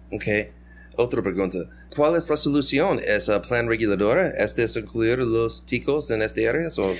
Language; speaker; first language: Spanish; non-native, learner; English